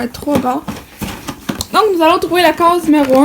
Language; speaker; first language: French; native; French